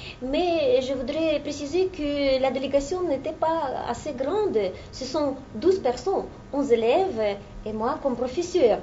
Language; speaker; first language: French; non-native, fluent; Russian